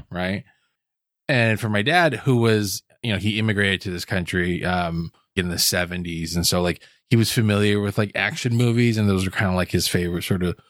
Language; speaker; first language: English; native; English